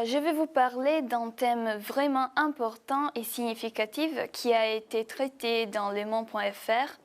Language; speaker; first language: French; non-native, fluent; Italian